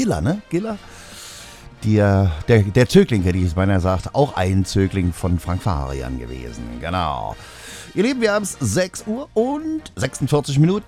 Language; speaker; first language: German; native; German